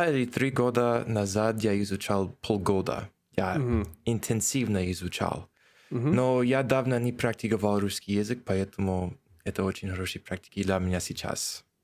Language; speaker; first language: Russian; non-native, learner; English